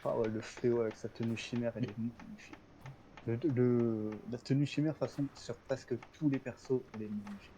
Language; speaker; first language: French; native; French